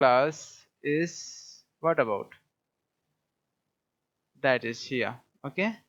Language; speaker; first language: English; non-native, local second language; Hindi